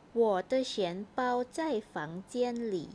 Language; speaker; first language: Chinese; non-native, fluent; Thai